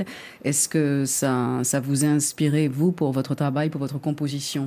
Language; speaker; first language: French; native; French